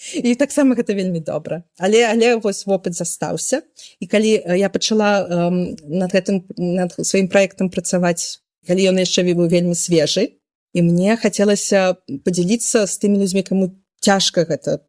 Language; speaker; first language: Belarusian; native; Belarusian